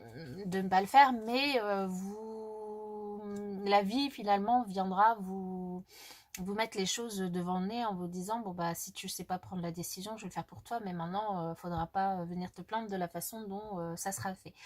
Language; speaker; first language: French; native; French